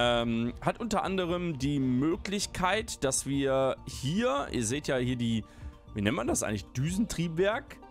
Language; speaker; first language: German; native; German